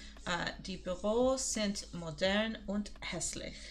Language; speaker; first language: German; non-native, learner; English